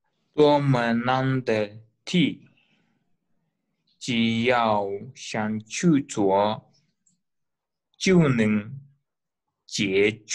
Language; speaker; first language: Chinese; non-native, learner; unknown